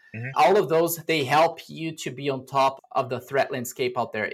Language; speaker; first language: English; non-native, fluent; Portuguese